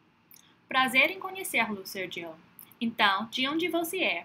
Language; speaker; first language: Portuguese; non-native, fluent; English